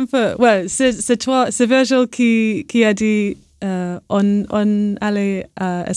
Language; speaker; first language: French; non-native, learner; English